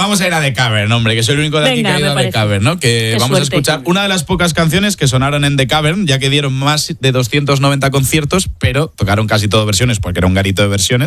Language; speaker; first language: Spanish; native; Spanish